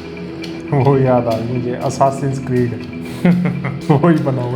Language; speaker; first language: Hindi; native; Hindi